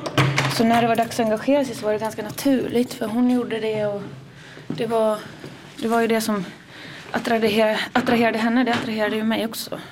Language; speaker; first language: Swedish; native; Swedish